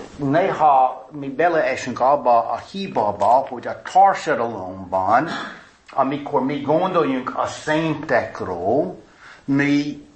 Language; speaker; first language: Hungarian; non-native, fluent; English